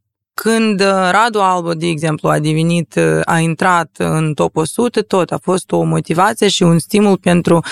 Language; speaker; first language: Romanian; non-native, local second language; Russian